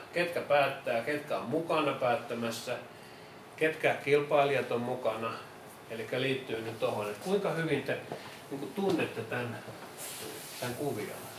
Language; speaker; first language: Finnish; native; Finnish